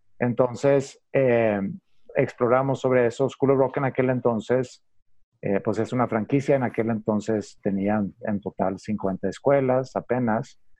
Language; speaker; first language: Spanish; non-native, fluent; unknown